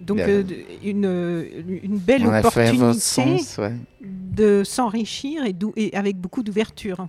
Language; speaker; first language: French; native; French